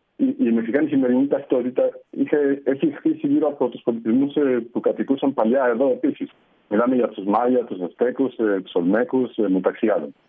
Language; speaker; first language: Greek; non-native, fluent; Spanish